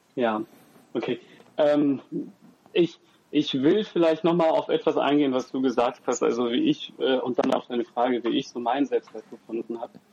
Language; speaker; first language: German; early bilingual, other home language; French